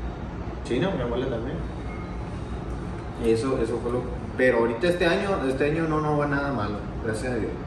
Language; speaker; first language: Spanish; native; Spanish